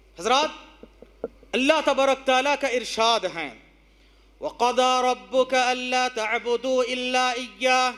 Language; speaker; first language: Urdu; native; Urdu